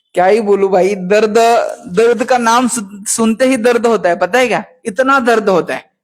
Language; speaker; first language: Hindi; non-native, local second language; Marathi